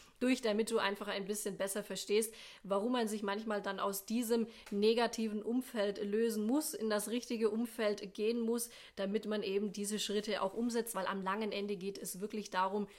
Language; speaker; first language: German; native; German